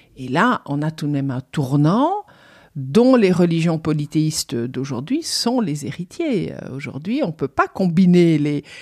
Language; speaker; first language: French; native; French